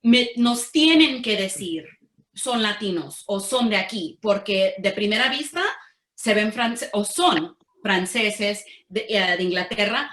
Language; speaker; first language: Spanish; early bilingual, heritage; Spanish